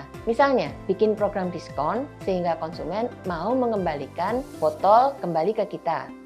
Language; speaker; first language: Indonesian; native; Indonesian